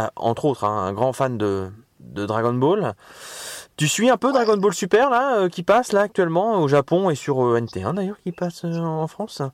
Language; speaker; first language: French; native; French